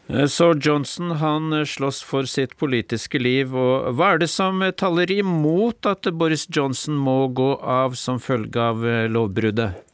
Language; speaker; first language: Norwegian; native; Norwegian